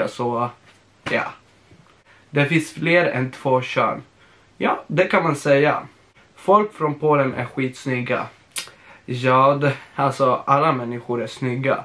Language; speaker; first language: Swedish; non-native, fluent; Polish